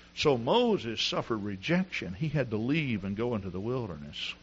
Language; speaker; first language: English; native; English